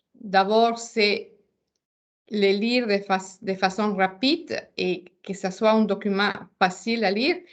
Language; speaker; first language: French; non-native, fluent; Spanish